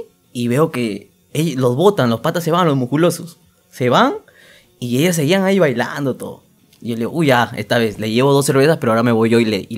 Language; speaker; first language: Spanish; native; Spanish